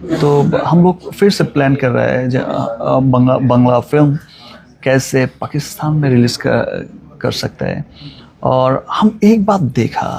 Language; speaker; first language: Hindi; non-native, learner; Bangla